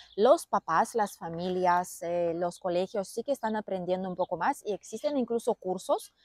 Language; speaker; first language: Spanish; non-native, fluent; Lithuanian